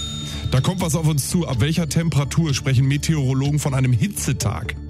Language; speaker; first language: German; native; German